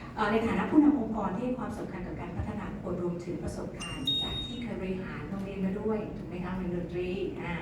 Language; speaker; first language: Thai; native; Thai